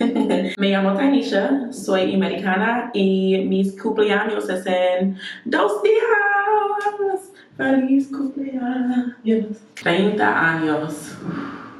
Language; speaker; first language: Spanish; non-native, learner; English